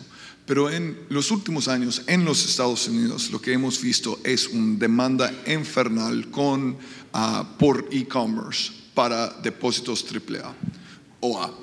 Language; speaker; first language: Spanish; non-native, fluent; English